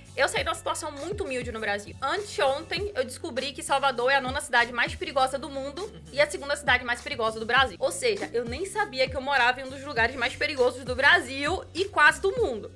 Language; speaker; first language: Portuguese; native; Portuguese